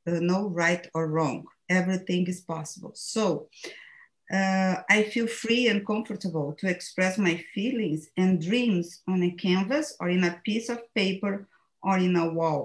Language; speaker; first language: English; non-native, fluent; Portuguese